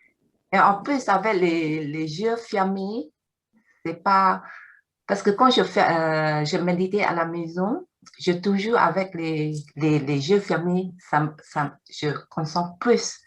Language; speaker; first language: French; non-native, learner; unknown